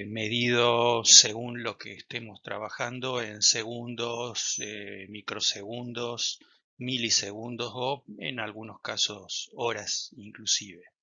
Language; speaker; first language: Spanish; native; Spanish